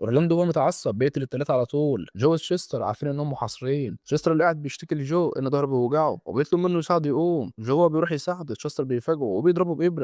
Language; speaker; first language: Arabic; native; Arabic